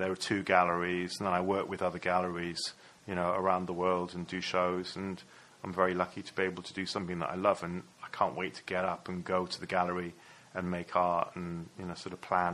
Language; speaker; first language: English; native; English